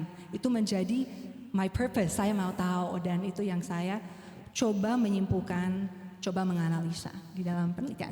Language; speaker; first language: Indonesian; non-native, fluent; English